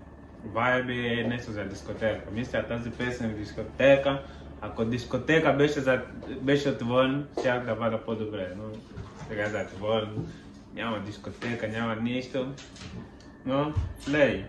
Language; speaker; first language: Bulgarian; non-native, learner; Portuguese